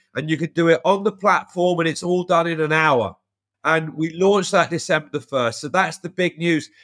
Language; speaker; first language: English; native; English